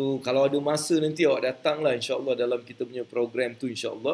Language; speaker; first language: Malay; native; Malay